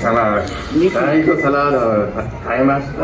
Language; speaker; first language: Japanese; non-native, learner; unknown